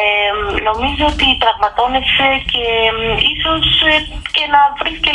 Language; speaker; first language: Greek; native; Greek